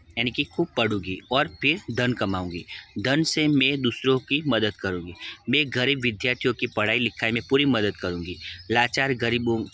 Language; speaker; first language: Hindi; non-native, local second language; Gujarati